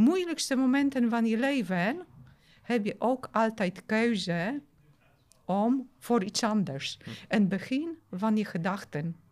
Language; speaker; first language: Dutch; non-native, fluent; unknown